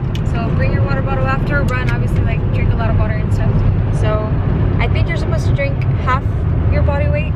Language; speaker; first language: English; early bilingual, other home language; Spanish